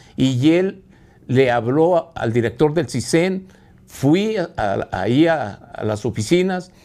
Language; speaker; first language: Spanish; native; Spanish